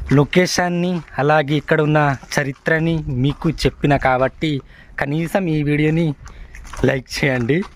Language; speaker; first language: Telugu; native; Telugu